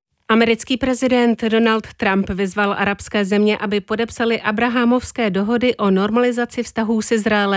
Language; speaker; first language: Czech; native; Czech